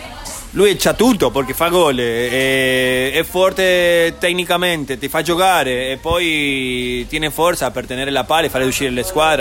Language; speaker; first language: Italian; non-native, fluent; Spanish